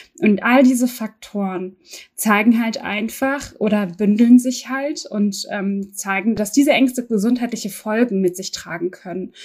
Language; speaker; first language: German; early bilingual, other home language; Turkish